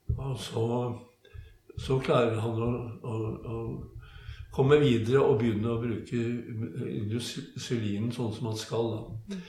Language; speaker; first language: Norwegian; native; Norwegian